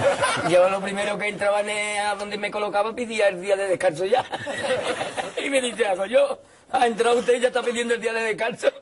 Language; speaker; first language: Spanish; native; Spanish